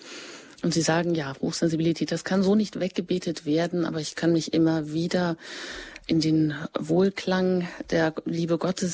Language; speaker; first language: German; native; German